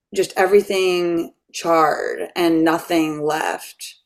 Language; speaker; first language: English; native; English